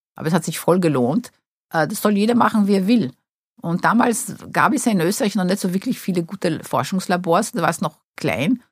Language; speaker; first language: German; non-native, fluent; Portuguese